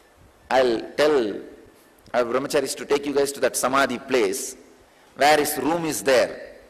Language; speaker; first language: English; non-native, local second language; Tamil